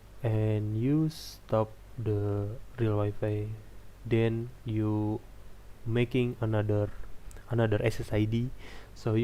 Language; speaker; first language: English; non-native, learner; Indonesian